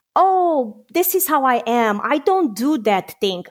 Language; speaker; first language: English; non-native, fluent; Romanian